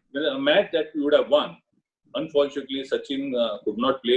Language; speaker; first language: English; non-native, local second language; Hindi